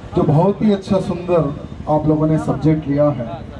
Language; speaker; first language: Hindi; non-native, local second language; Telugu